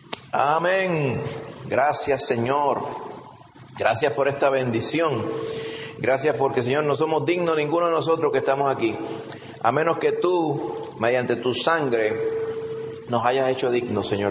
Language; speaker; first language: Spanish; native; Spanish